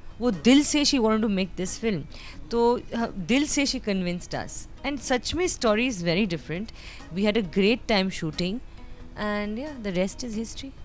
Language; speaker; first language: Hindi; non-native, local second language; Bangla